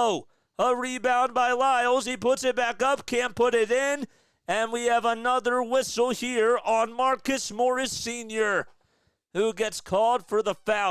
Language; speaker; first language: English; native; English